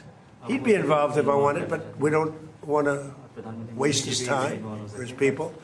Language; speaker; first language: English; native; English